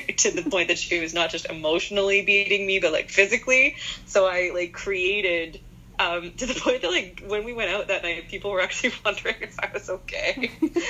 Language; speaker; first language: English; native; English